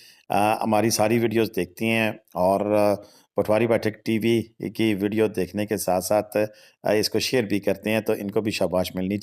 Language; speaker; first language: Hindi; non-native, local second language; Punjabi